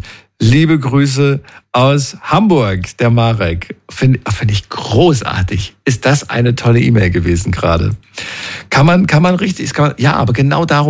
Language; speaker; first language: German; native; German